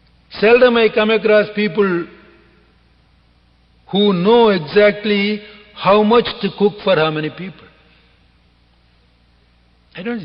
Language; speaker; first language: English; non-native, local second language; Tamil